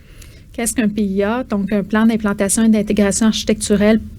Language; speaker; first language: French; native; French